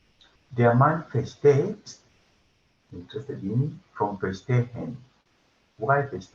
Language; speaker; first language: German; non-native, fluent; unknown